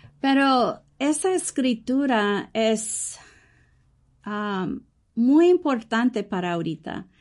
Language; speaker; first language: Spanish; early bilingual, heritage; English